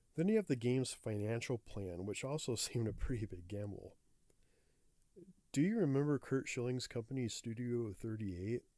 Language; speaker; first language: English; native; English